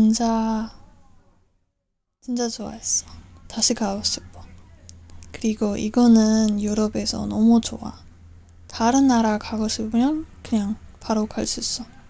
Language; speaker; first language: Korean; non-native, learner; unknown